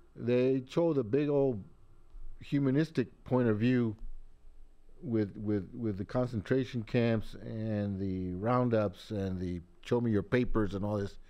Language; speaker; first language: English; early bilingual, other home language; Spanish